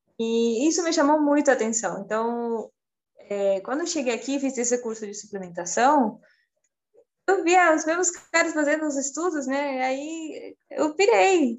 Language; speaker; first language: Portuguese; non-native, fluent; Spanish